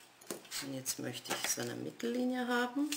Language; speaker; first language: German; non-native, fluent; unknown